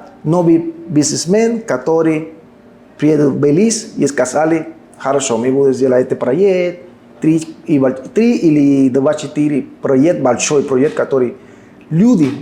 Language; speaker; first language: Russian; non-native, learner; Spanish